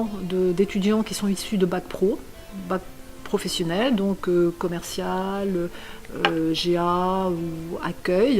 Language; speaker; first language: French; native; French